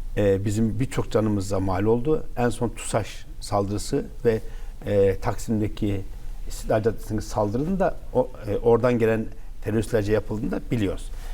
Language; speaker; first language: Turkish; native; Turkish